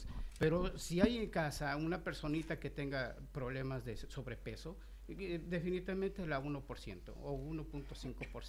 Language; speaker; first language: Spanish; native; Spanish